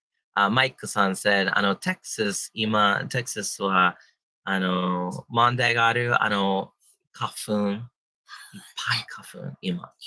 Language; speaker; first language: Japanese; non-native, learner; English